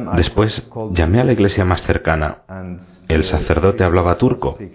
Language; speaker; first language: Spanish; non-native, fluent; Turkish